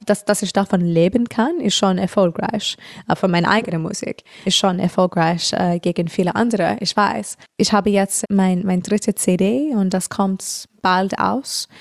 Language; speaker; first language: German; non-native, fluent; English